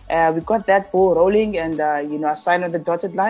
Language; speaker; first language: English; non-native, local second language; Xhosa